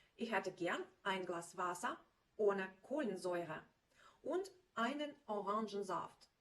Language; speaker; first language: German; non-native, fluent; Ukrainian